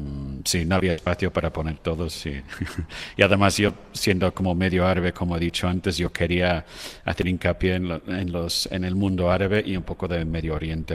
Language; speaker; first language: Spanish; non-native, fluent; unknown